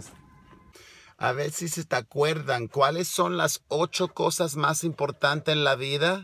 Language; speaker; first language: Spanish; early bilingual, other home language; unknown